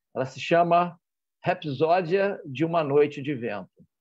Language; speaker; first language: Portuguese; native; Portuguese